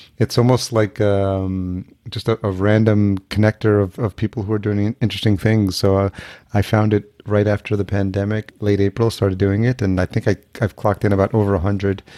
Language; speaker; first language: English; early bilingual, other home language; Spanish